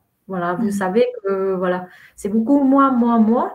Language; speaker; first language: French; non-native, fluent; Vietnamese